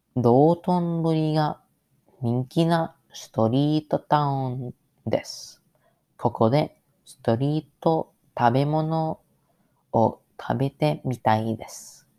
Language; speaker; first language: Japanese; non-native, learner; English